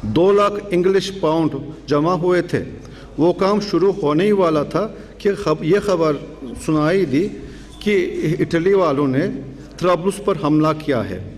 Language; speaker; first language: Urdu; non-native, fluent; Turkish